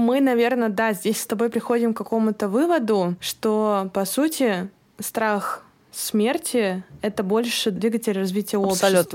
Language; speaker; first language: Russian; native; Russian